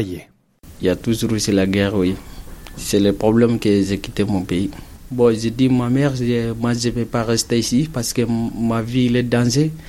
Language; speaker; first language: French; non-native, learner; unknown